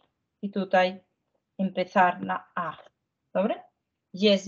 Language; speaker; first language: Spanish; non-native, fluent; Ukrainian